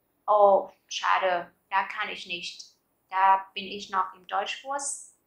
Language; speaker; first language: German; non-native, fluent; Vietnamese